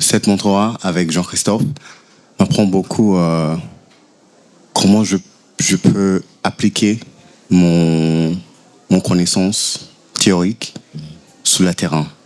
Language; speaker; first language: French; non-native, fluent; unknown